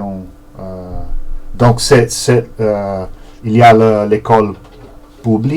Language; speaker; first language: French; non-native, learner; Portuguese